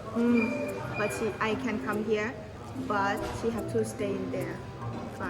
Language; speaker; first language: English; non-native, learner; Thai